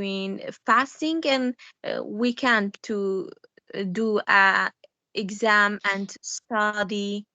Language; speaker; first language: English; non-native, learner; Central Kurdish